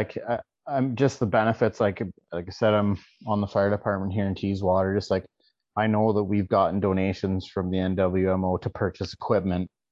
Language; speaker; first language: English; native; English